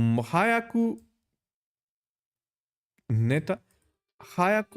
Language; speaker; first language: Japanese; non-native, learner; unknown